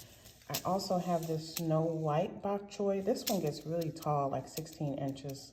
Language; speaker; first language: English; native; English